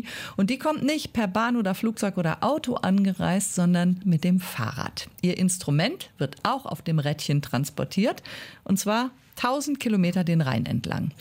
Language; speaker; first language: German; native; German